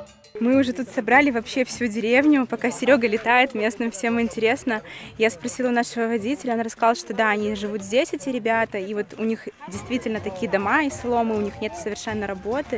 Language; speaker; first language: Russian; native; Russian